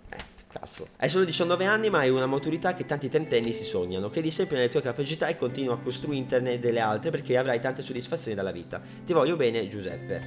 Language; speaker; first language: Italian; native; Italian